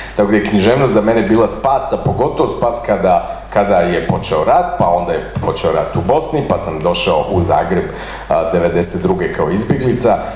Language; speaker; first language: Croatian; native; Croatian